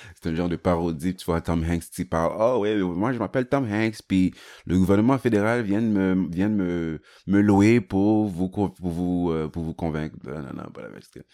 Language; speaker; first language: French; native; French